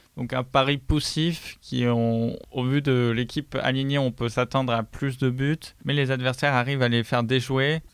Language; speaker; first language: French; native; French